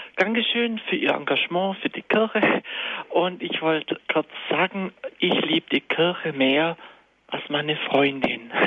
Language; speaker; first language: German; native; German